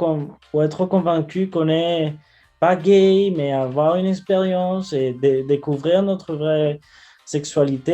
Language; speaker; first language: French; non-native, fluent; Spanish